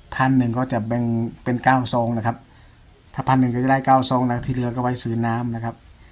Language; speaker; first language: Thai; native; Thai